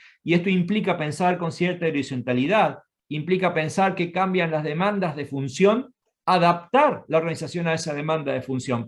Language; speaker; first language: Spanish; native; Spanish